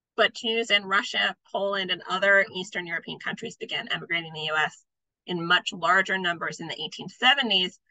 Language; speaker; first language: English; native; English